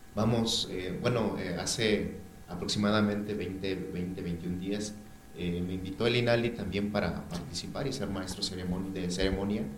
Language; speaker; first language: Spanish; non-native, local second language; Mixtepec Mixtec